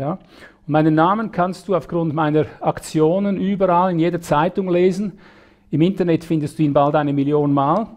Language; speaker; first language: German; native; German